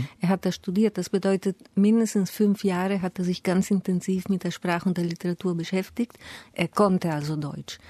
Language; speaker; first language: German; native; German